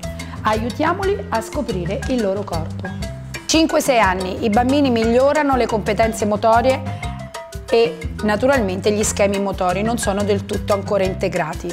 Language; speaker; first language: Italian; native; Italian